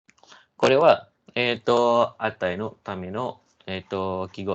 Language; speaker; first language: Japanese; non-native, fluent; Malay